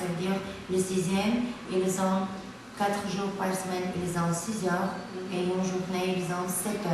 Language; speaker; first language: French; non-native, fluent; Bulgarian